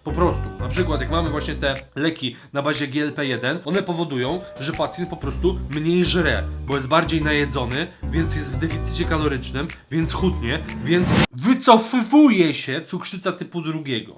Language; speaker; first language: Polish; native; Polish